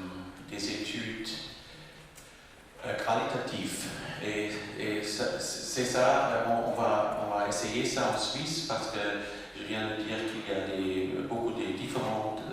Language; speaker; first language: French; non-native, local second language; German